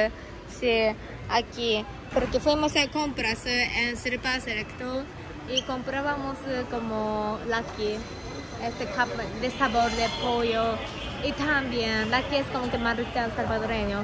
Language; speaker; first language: Spanish; non-native, learner; Japanese